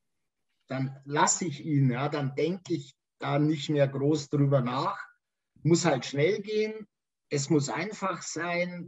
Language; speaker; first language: German; native; German